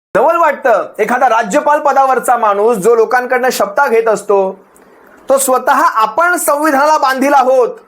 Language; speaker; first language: Marathi; native; Marathi